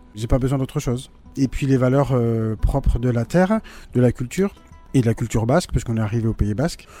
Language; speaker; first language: French; native; French